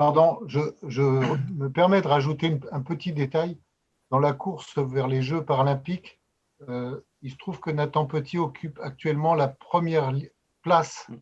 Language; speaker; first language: French; native; French